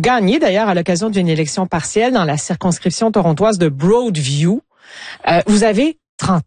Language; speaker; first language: French; native; French